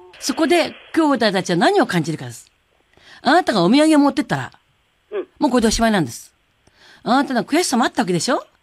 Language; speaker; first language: Japanese; native; Japanese